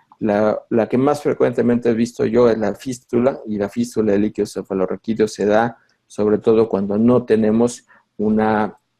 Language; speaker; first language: Spanish; native; Spanish